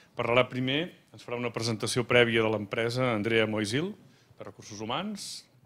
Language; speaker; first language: Catalan; native; Catalan